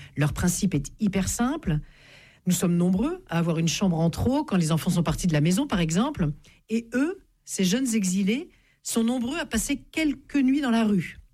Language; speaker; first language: French; native; French